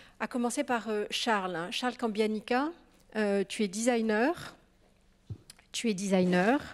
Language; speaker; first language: French; native; French